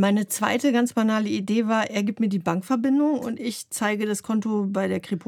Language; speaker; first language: German; native; German